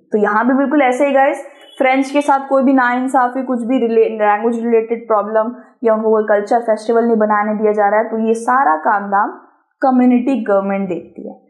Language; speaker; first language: Hindi; native; Hindi